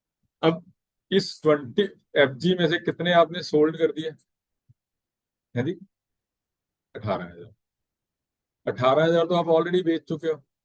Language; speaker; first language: Hindi; native; Hindi